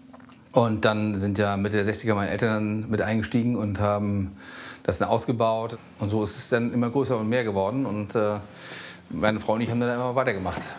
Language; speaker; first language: German; native; German